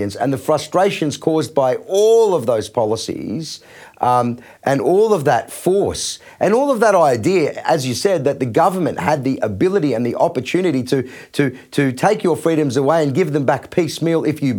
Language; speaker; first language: English; native; English